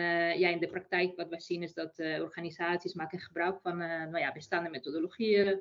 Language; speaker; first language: Dutch; non-native, fluent; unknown